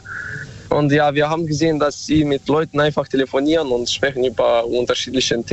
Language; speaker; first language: German; non-native, learner; Romanian